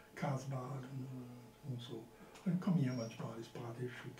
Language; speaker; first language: German; non-native, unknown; Italian